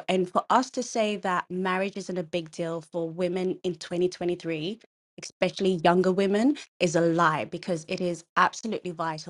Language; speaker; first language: English; non-native, local second language; Kikuyu